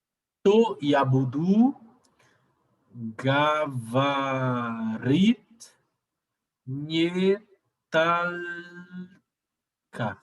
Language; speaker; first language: Russian; non-native, learner; Portuguese